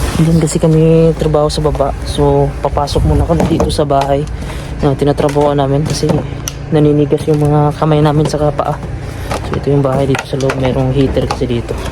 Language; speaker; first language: Filipino; native; Filipino